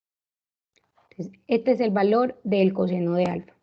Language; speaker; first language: Spanish; native; Spanish